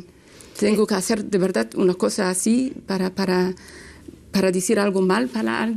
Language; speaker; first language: Spanish; non-native, learner; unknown